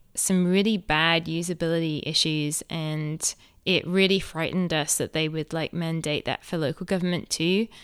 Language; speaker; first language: English; native; English